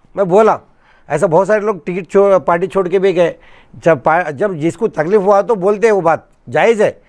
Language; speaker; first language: Hindi; non-native, local second language; Kannada